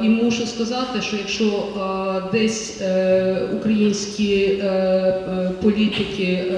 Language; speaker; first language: Ukrainian; native; Ukrainian